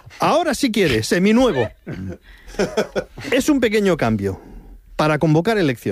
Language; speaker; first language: Spanish; native; Spanish